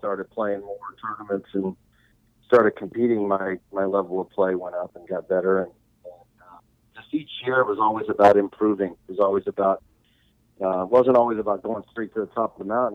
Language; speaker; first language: English; native; English